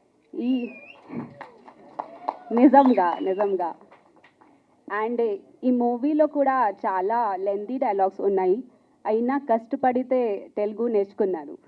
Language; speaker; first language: Telugu; non-native, learner; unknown